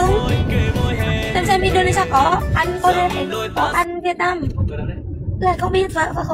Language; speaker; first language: Vietnamese; non-native, learner; Indonesian